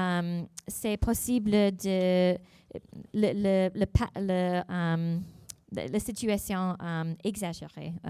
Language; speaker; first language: French; non-native, learner; English